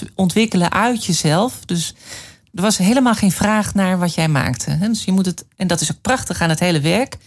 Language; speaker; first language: Dutch; native; Dutch